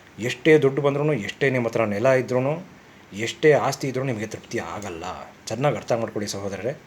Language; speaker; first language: Kannada; non-native, local second language; Tamil